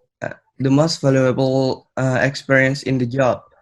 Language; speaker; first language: English; non-native, learner; Indonesian